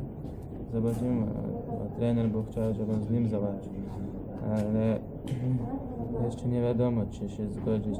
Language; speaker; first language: Polish; non-native, learner; Chechen